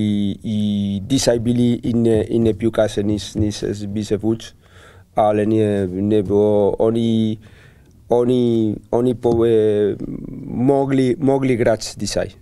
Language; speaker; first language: Polish; non-native, learner; Spanish